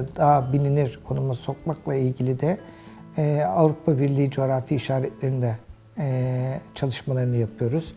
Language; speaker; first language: Turkish; native; Turkish